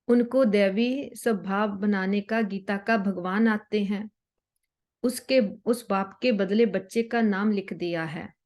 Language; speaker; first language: Hindi; non-native, local second language; Punjabi